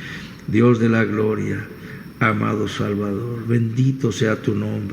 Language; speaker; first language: Spanish; native; Spanish